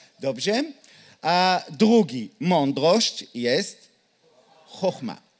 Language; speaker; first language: Polish; non-native, learner; Hebrew